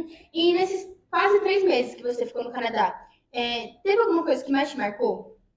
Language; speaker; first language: Portuguese; native; Portuguese